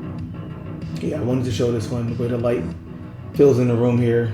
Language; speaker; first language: English; native; English